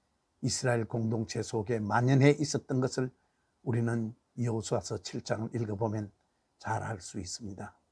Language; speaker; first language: Korean; native; Korean